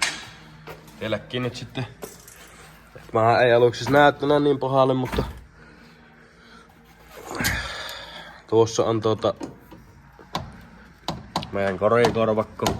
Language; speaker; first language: Finnish; native; Finnish